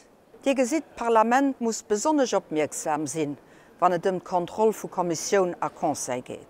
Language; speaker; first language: German; non-native, local second language; Luxembourgish